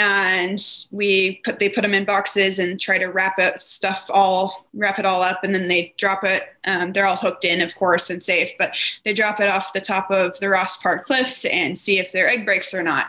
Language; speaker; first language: English; native; English